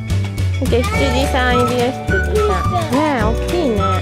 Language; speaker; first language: Japanese; native; Japanese